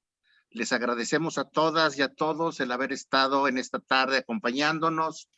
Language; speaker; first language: Spanish; native; Spanish